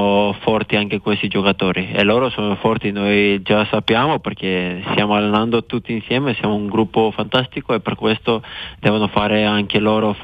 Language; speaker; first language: Italian; non-native, fluent; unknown